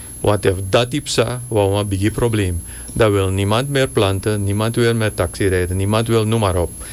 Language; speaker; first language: Dutch; native; Dutch